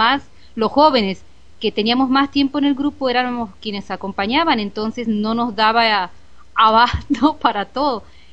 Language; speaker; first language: Spanish; native; Spanish